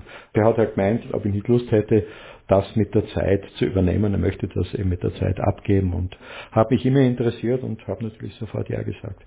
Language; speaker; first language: German; native; German